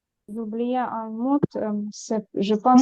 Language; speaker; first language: French; non-native, learner; Ukrainian